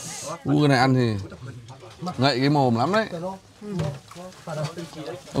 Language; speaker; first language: Vietnamese; native; Vietnamese